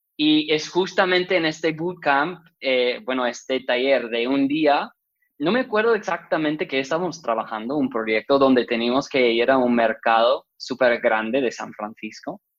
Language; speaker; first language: Spanish; non-native, fluent; English